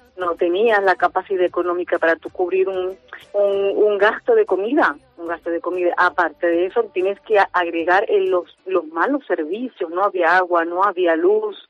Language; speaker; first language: Spanish; native; Spanish